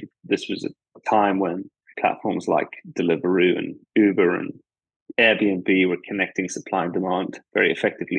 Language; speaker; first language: English; native; English